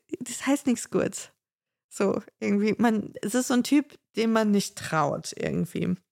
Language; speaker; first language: German; native; German